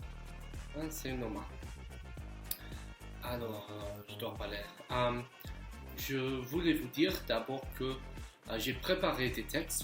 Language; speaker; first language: French; non-native, fluent; English